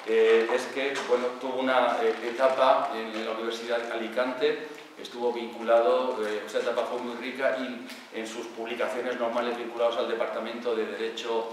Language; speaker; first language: Spanish; native; Spanish